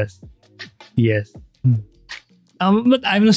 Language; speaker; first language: English; non-native, learner; Japanese